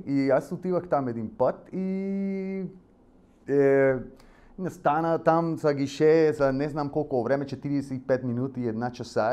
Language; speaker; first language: Bulgarian; non-native, learner; Spanish